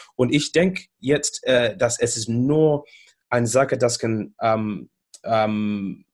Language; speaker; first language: German; non-native, learner; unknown